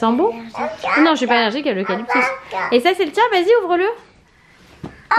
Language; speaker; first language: French; native; French